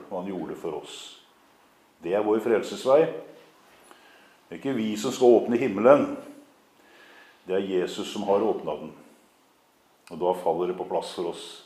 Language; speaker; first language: Norwegian; native; Norwegian